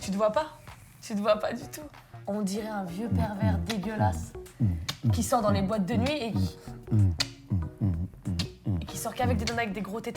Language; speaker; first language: French; native; French